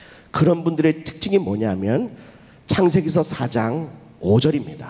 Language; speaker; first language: Korean; native; Korean